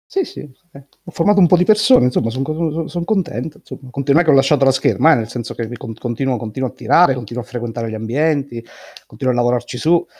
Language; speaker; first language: Italian; native; Italian